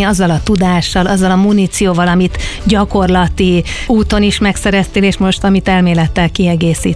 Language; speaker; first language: Hungarian; native; Hungarian